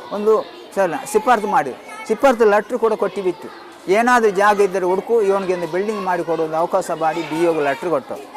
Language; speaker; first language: Kannada; non-native, local second language; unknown